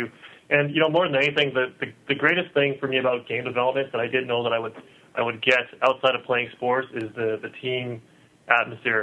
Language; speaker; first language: English; native; English